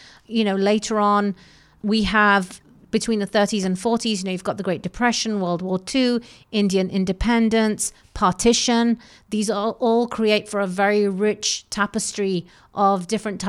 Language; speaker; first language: English; native; English